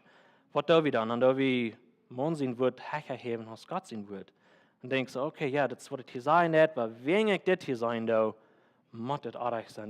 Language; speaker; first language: German; non-native, learner; Plautdietsch